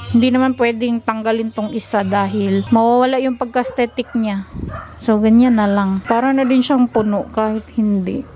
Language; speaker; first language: Filipino; non-native, local second language; Cebuano